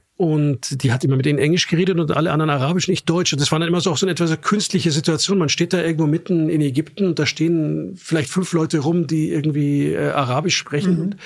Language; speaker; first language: German; native; German